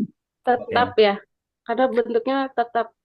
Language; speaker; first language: Indonesian; native; Indonesian